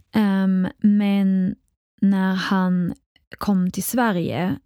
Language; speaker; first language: Swedish; early bilingual, other home language; Arabic